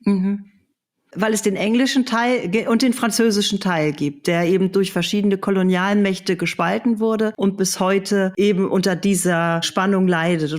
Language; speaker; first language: German; native; German